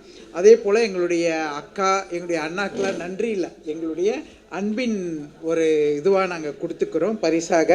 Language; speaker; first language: Tamil; native; Tamil